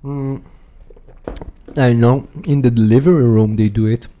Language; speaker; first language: English; non-native, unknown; Hebrew